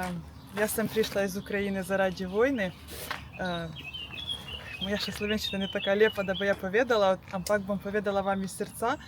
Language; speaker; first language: Slovenian; non-native, learner; Ukrainian